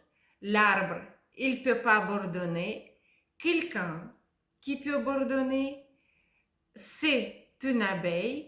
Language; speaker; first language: French; non-native, fluent; Russian